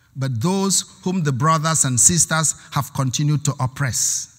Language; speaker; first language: English; non-native, local second language; Igbo